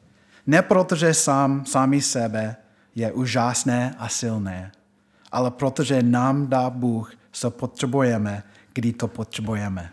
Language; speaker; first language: Czech; non-native, fluent; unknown